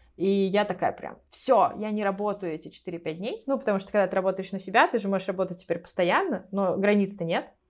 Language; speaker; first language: Russian; native; Russian